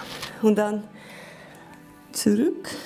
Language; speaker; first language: German; non-native, learner; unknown